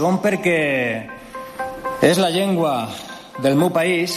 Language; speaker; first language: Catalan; non-native, local second language; Spanish